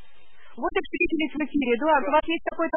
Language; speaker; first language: Russian; native; Russian